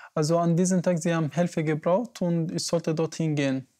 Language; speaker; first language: German; non-native, fluent; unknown